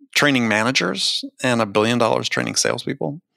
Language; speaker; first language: English; native; English